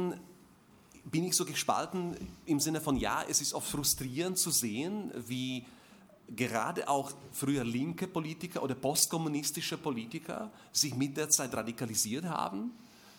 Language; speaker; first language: German; non-native, fluent; Slovak